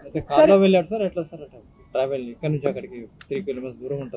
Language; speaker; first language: Telugu; native; Telugu